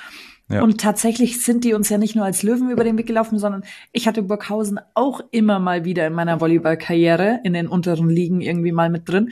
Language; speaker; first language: German; native; German